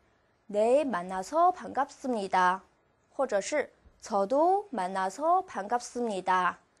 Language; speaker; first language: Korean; non-native, fluent; Chinese